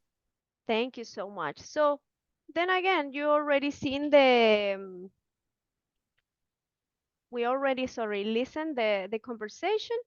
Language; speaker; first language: English; non-native, fluent; Spanish